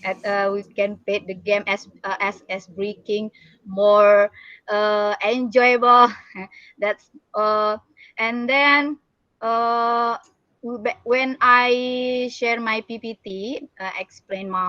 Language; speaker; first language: English; non-native, learner; Indonesian